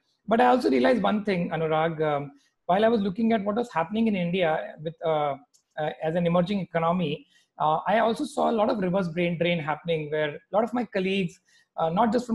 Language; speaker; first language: English; non-native, local second language; Hindi